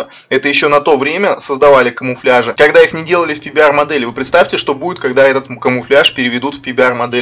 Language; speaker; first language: Russian; native; Russian